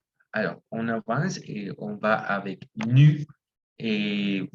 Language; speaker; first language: French; non-native, fluent; Spanish